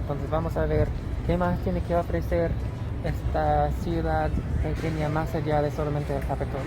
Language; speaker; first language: Spanish; non-native, fluent; English